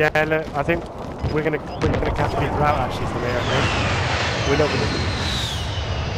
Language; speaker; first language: English; native; English